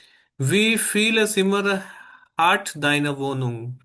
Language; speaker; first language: German; non-native, fluent; Hindi